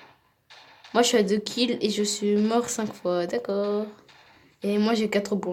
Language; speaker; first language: French; native; French